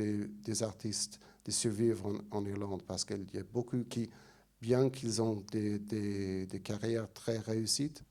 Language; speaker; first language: French; non-native, fluent; English